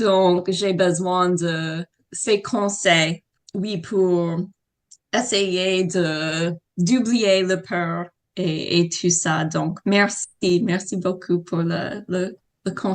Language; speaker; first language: French; non-native, learner; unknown